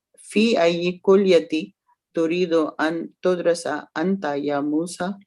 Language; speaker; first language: Arabic; non-native, learner; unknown